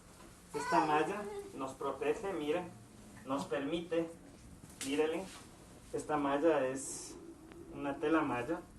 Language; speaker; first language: Spanish; native; Spanish